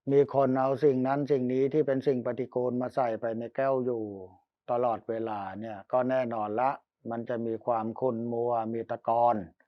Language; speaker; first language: Thai; native; Thai